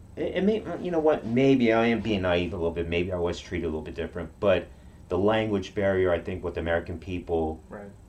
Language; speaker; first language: English; non-native, fluent; Japanese